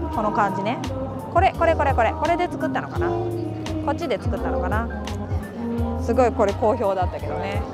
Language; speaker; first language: Japanese; native; Japanese